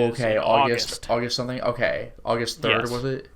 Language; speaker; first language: English; native; English